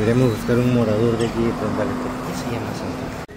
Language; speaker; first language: Spanish; native; Spanish